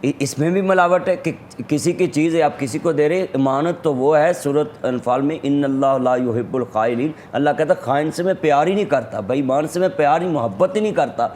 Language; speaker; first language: Urdu; non-native, local second language; Punjabi